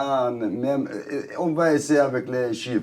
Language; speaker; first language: French; non-native, fluent; Arabic